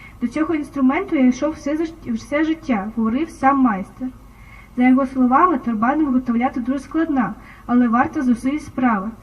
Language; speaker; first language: Ukrainian; native; Ukrainian